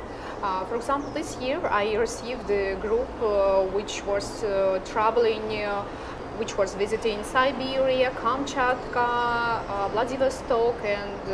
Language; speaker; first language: English; non-native, fluent; Russian